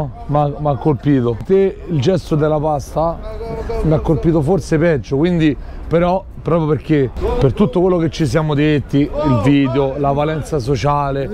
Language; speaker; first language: Italian; native; Italian